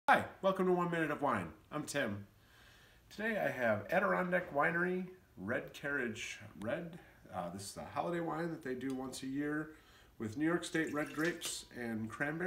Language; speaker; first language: English; native; English